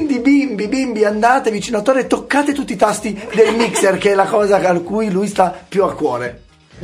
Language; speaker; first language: Italian; native; Italian